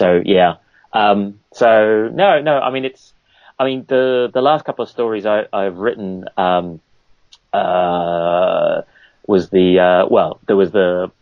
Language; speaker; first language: English; native; English